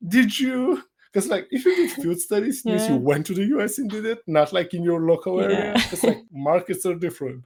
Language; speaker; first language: English; non-native, fluent; Bulgarian